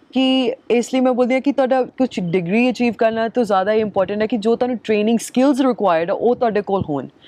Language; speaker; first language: Punjabi; early bilingual, heritage; Punjabi